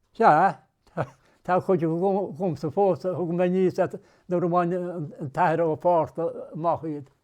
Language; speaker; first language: Irish; native; Irish